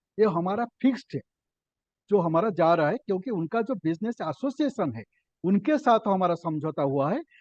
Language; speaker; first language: Hindi; non-native, local second language; Odia